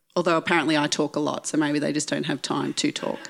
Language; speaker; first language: English; native; English